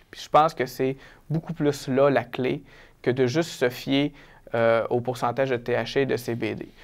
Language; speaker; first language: French; native; French